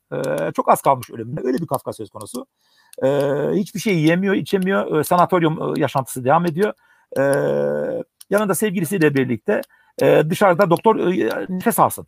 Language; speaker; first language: Turkish; early bilingual, heritage; Turkish